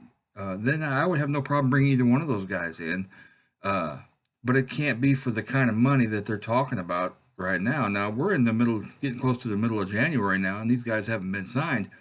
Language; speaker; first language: English; native; English